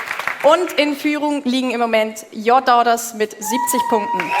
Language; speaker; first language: German; native; German